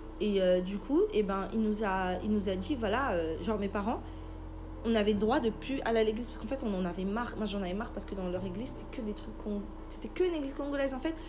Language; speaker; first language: French; early bilingual, other home language; Lingala